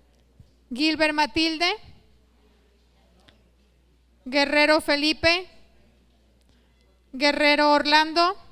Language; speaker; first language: Spanish; native; Spanish